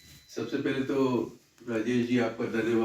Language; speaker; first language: Hindi; native; Hindi